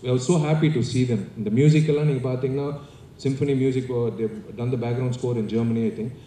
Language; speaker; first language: Tamil; native; Tamil